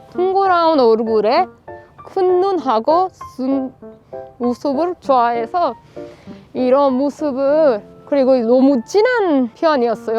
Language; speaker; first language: Korean; non-native, fluent; Persian